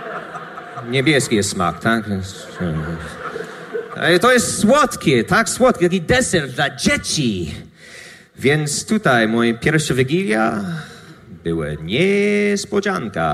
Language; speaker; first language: Polish; non-native, learner; English